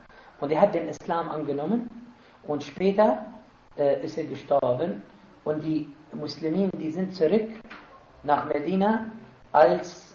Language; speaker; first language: German; non-native, fluent; Arabic